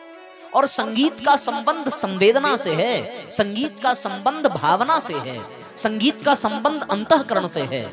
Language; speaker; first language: Hindi; native; Hindi